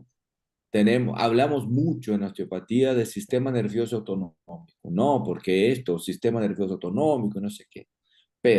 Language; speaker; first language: Spanish; non-native, fluent; Portuguese